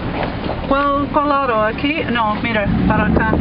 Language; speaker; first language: Spanish; non-native, learner; English